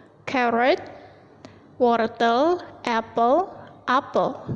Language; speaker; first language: English; non-native, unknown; Indonesian